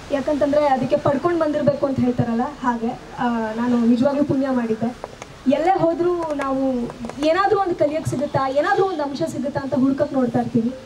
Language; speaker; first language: Kannada; native; Kannada